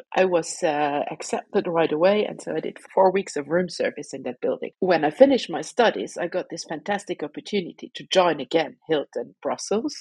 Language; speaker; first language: English; non-native, fluent; Luxembourgish